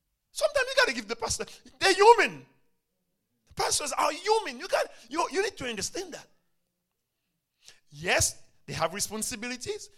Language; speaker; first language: English; non-native, fluent; Haitian Creole